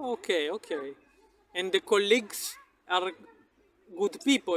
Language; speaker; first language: English; non-native, local second language; Italian